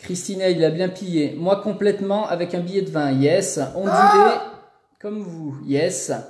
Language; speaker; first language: French; native; French